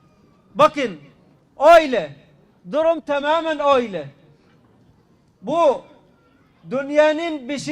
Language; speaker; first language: Turkish; non-native, fluent; Arabic